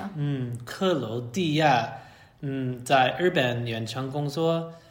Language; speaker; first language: Chinese; non-native, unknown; English